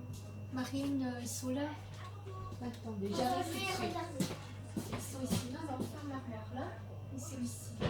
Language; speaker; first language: French; native; French